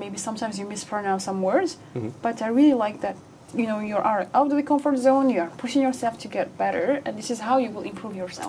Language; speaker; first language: English; non-native, fluent; Arabic